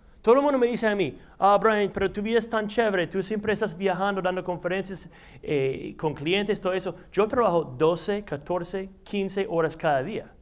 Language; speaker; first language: Spanish; non-native, fluent; English